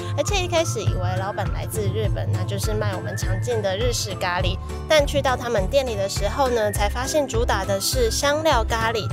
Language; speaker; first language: Chinese; native; Chinese